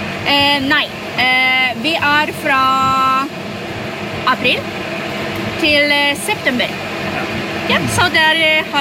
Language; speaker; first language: Norwegian; non-native, learner; Polish